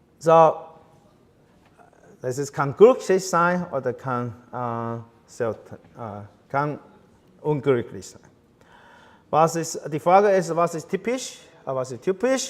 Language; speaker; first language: German; non-native, learner; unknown